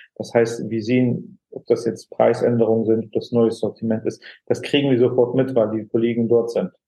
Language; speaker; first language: German; non-native, fluent; Aramaic